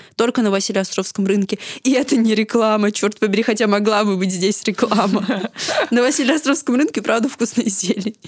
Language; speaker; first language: Russian; native; Russian